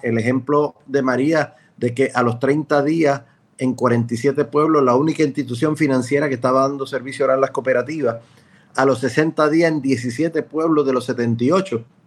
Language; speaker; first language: Spanish; native; Spanish